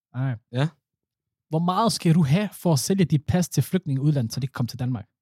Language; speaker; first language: Danish; early bilingual, other home language; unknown